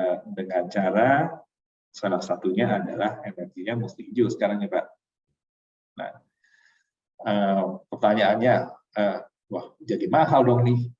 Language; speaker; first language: Indonesian; native; Indonesian